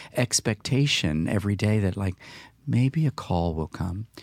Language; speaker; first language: English; native; English